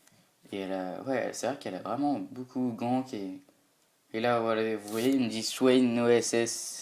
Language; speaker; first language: French; native; French